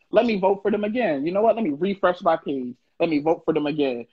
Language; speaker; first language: English; native; English